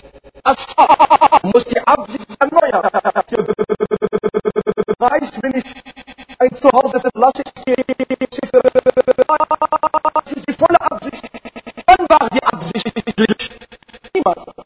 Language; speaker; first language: German; non-native, learner; Arabic